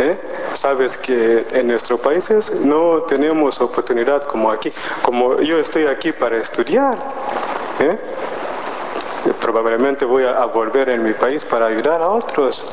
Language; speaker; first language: Spanish; non-native, learner; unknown